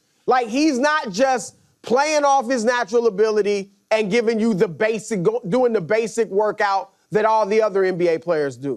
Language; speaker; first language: English; native; English